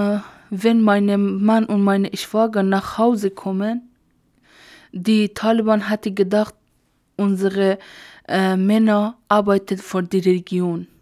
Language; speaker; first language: German; non-native, learner; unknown